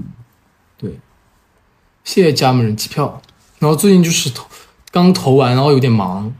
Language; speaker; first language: Chinese; native; Chinese